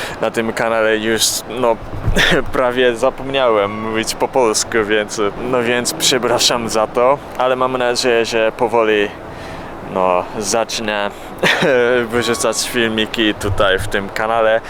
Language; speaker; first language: Polish; non-native, learner; Japanese